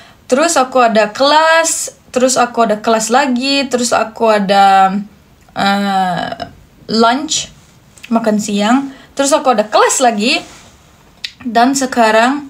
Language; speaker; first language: Indonesian; non-native, fluent; Turkish